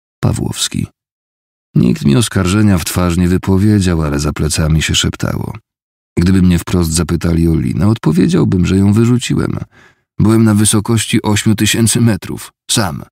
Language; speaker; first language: Polish; native; Polish